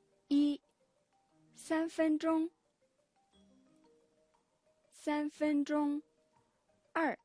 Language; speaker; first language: Chinese; non-native, fluent; Mongolian